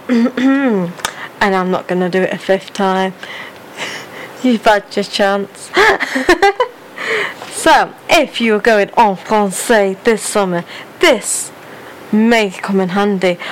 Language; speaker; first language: English; native; English